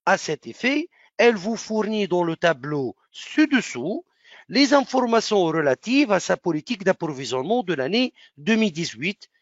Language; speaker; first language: French; non-native, local second language; Arabic